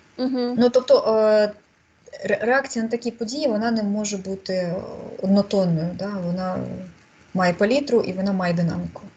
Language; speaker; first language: Ukrainian; non-native, local second language; Russian